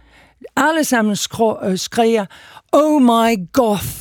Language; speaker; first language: Danish; non-native, fluent; English